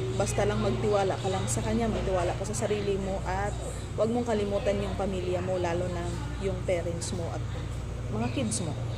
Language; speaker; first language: Filipino; non-native, local second language; Cebuano